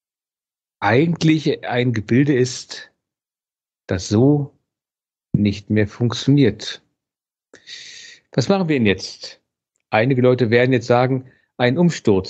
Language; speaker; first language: German; native; German